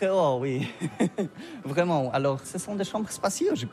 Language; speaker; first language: French; non-native, learner; Polish